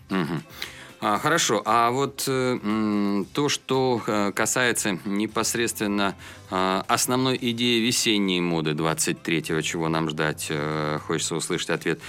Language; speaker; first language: Russian; native; Russian